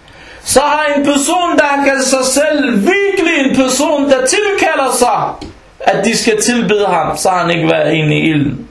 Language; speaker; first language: Danish; non-native, local second language; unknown